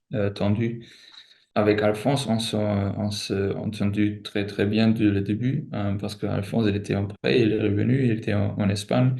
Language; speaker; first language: French; non-native, fluent; German